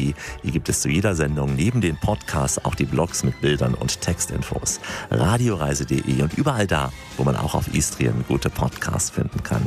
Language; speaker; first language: German; native; German